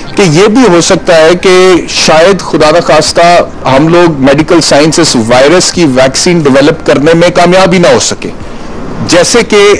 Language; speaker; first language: Urdu; native; Urdu